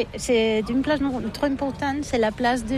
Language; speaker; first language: French; non-native, learner; Catalan